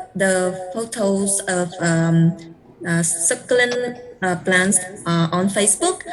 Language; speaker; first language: English; non-native, learner; Vietnamese